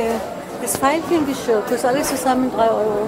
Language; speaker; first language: German; native; German